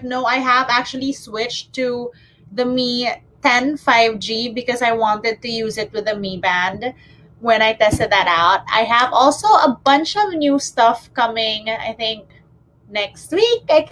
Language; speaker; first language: English; non-native, local second language; Filipino